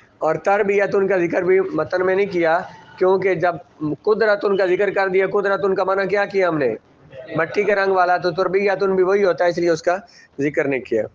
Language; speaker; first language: Urdu; non-native, local second language; Punjabi